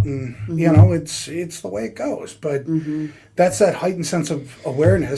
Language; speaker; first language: English; native; English